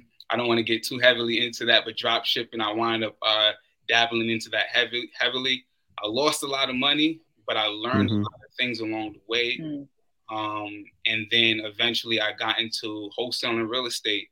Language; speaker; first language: English; native; English